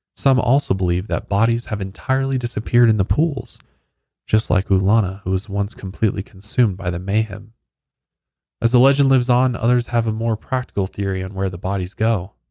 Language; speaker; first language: English; native; English